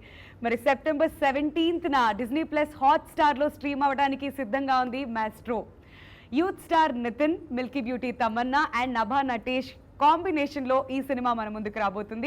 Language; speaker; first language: Telugu; native; Telugu